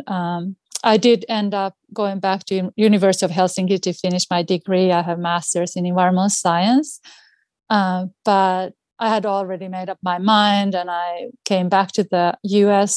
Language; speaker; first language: English; non-native, fluent; Finnish